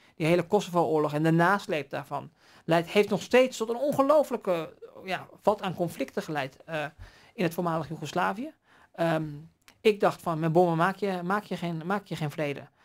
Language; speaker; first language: Dutch; native; Dutch